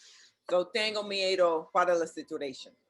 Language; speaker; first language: Spanish; non-native, learner; English